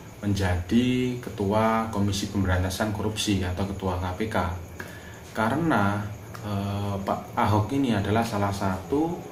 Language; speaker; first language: Indonesian; non-native, local second language; Javanese